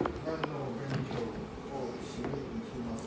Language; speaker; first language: Japanese; non-native, learner; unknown